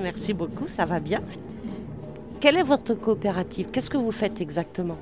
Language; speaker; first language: French; native; French